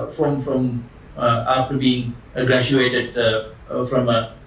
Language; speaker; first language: English; non-native, local second language; Sinhala